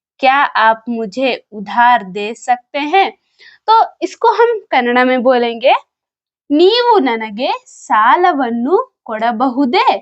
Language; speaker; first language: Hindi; non-native, local second language; Kannada